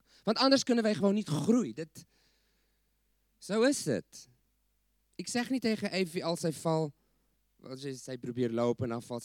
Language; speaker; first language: Dutch; non-native, fluent; English